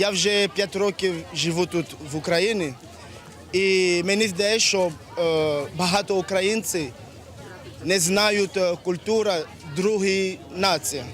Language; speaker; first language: Ukrainian; non-native, learner; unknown